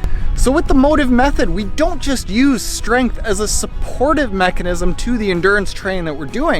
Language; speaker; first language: English; native; English